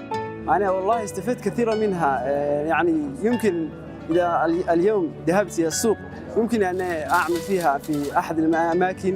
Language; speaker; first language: Arabic; non-native, local second language; Somali